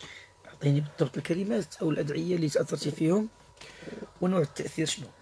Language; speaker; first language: Arabic; native; Arabic